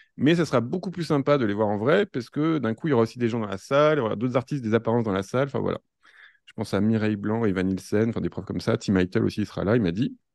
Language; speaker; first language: French; native; French